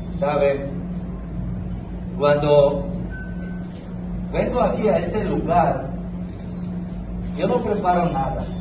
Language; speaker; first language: Spanish; non-native, fluent; Hebrew